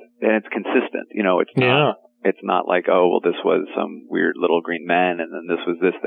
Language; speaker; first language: English; native; English